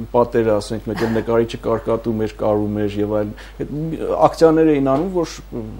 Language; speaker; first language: Armenian; native; Armenian